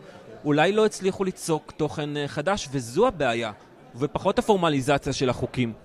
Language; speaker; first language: Hebrew; native; Hebrew